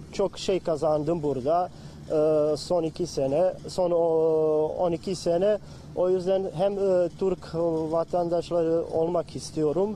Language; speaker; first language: Turkish; non-native, learner; Bosnian